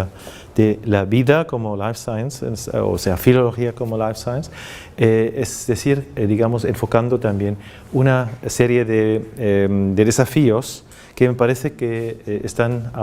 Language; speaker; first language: Spanish; non-native, fluent; German